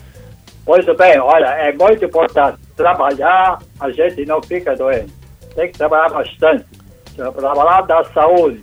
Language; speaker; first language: Portuguese; non-native, local second language; German